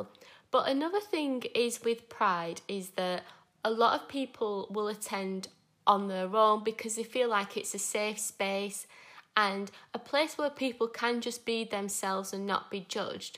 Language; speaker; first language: English; native; English